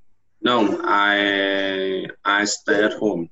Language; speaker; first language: English; non-native, learner; Vietnamese